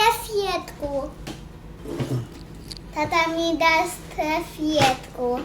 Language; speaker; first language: Polish; early bilingual, other home language; Russian